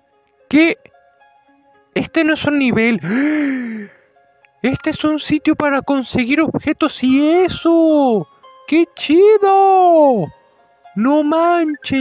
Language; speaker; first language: Spanish; native; Spanish